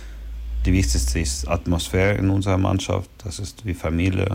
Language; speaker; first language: German; non-native, learner; Ukrainian